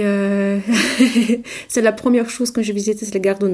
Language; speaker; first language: French; non-native, learner; Polish